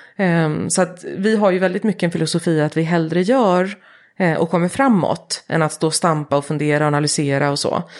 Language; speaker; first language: Swedish; early bilingual, heritage; Swedish